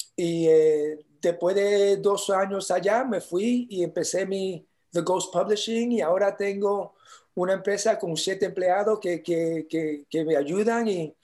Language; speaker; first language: Spanish; early bilingual, heritage; Spanish